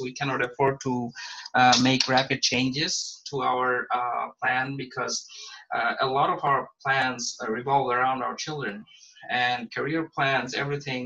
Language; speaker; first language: English; non-native, local second language; Bangla